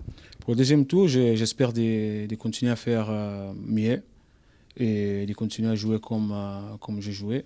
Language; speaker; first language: French; non-native, learner; Italian